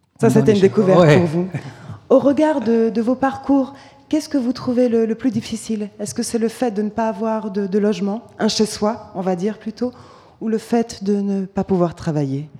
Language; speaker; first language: French; native; French